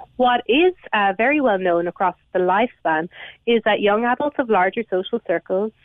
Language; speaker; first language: English; native; English